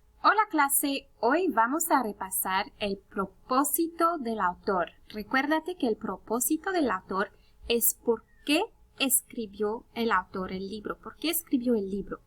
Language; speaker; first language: Spanish; early bilingual, heritage; Spanish